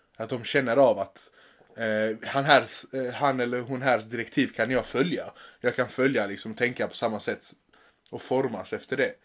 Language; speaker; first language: Swedish; native; Swedish